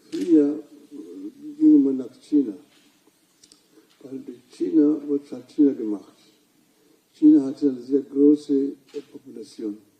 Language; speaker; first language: German; non-native, fluent; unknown